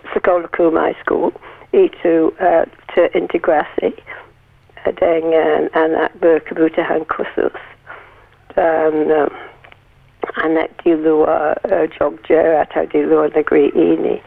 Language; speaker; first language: Indonesian; non-native, learner; English